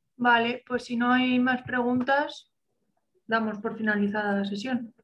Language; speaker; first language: Spanish; native; Spanish